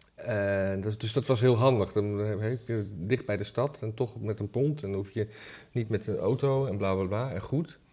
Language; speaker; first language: Dutch; native; Dutch